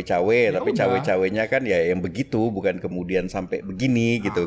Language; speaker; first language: Indonesian; native; Indonesian